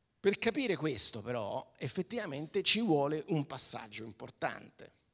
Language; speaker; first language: Italian; native; Italian